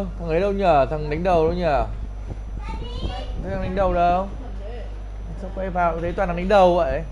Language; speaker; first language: Vietnamese; native; Vietnamese